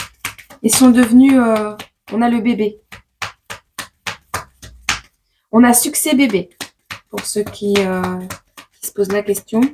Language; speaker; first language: French; native; French